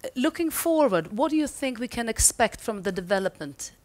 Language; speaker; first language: English; non-native, fluent; Swedish